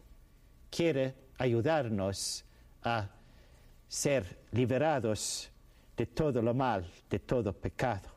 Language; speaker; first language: Spanish; non-native, fluent; Swedish